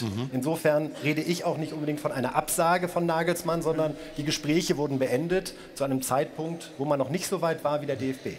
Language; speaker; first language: German; native; German